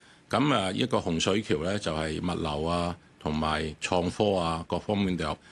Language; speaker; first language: Cantonese; native; Cantonese